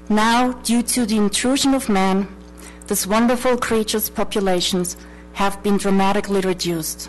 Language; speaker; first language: English; non-native, fluent; German